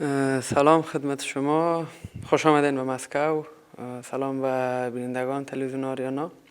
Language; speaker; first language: Persian; native; Persian